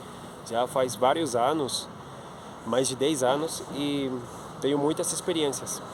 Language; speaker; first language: Portuguese; non-native, fluent; Spanish